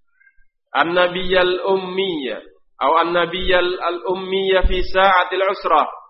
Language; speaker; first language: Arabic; non-native, fluent; Indonesian